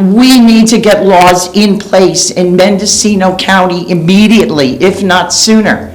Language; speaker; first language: English; native; English